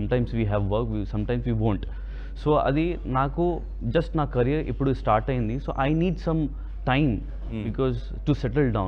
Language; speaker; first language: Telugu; non-native, local second language; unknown